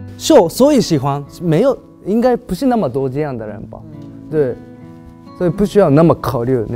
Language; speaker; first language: Chinese; non-native, learner; Japanese